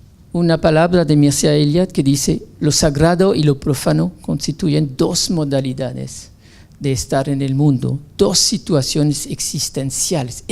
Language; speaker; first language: Spanish; non-native, fluent; French